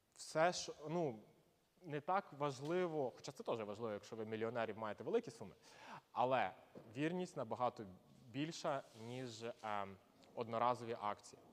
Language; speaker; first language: Ukrainian; native; Ukrainian